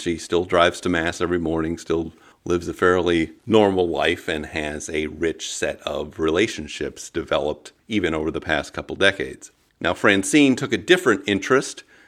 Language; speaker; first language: English; native; English